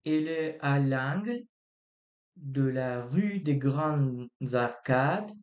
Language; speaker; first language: French; non-native, learner; Azerbaijani